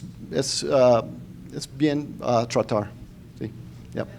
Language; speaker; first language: Spanish; non-native, fluent; English